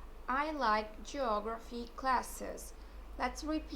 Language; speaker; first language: English; non-native, fluent; Portuguese